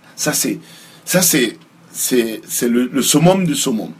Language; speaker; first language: French; non-native, local second language; Mossi